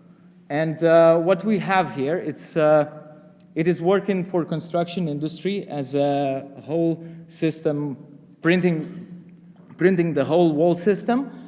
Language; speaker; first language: English; non-native, fluent; Lithuanian